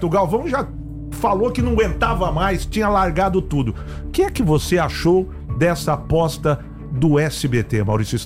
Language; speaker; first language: Portuguese; native; Portuguese